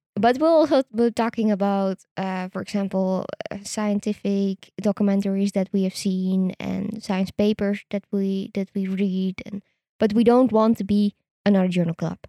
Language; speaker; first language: English; non-native, fluent; Dutch